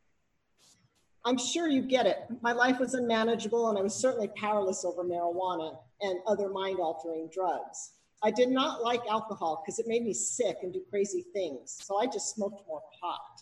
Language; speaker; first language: English; native; English